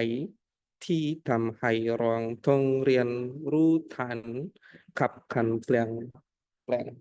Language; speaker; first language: Thai; non-native, learner; Indonesian